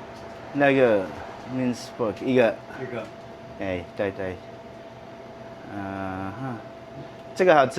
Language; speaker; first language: Chinese; non-native, learner; Filipino